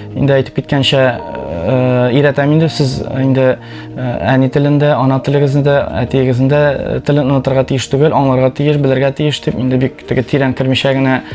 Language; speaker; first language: Tatar; non-native, local second language; Udmurt